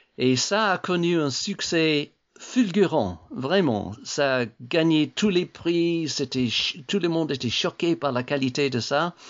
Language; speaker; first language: French; non-native, fluent; English